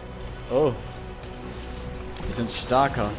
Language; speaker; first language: German; native; German